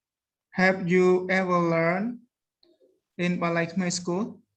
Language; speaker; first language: English; non-native, learner; Khmer